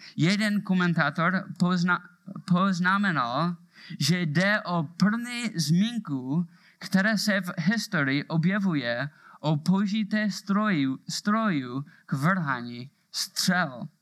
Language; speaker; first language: Czech; native; Czech